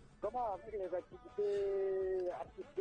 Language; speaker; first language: French; non-native, learner; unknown